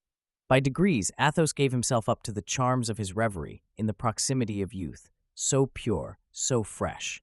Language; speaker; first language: English; native; English